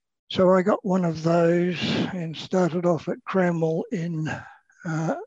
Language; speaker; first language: English; native; English